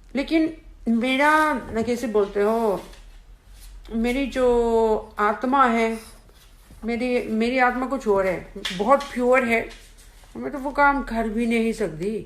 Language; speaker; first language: Hindi; early bilingual, heritage; Hindi